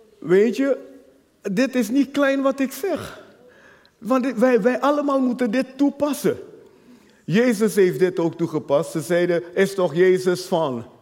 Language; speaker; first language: Dutch; non-native, fluent; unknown